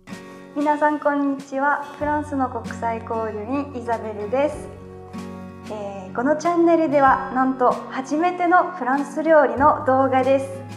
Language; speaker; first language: Japanese; non-native, fluent; French